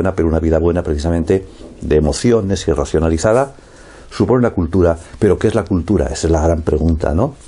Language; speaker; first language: Spanish; native; Spanish